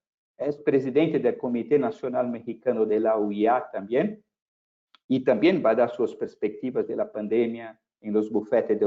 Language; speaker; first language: Spanish; non-native, fluent; Portuguese